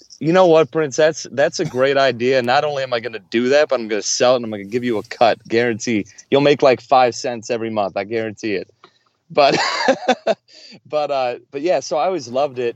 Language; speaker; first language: English; native; English